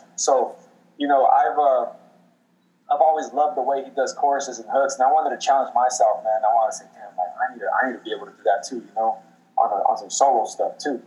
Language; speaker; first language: English; native; English